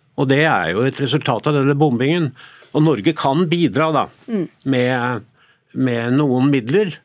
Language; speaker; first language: Norwegian; native; Norwegian